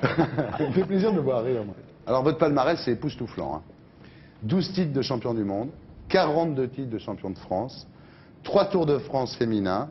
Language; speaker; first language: French; native; French